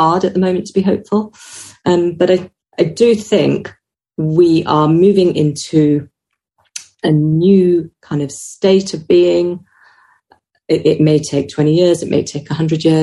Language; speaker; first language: English; native; English